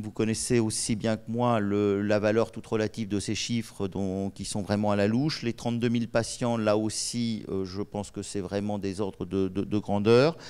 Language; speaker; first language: French; native; French